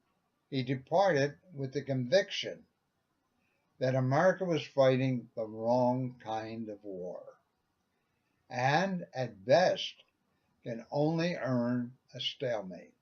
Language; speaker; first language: English; native; English